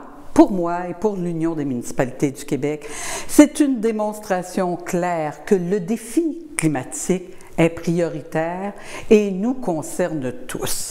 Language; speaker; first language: French; native; French